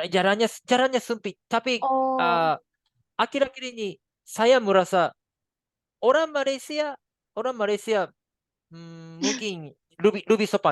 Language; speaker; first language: Indonesian; non-native, fluent; Japanese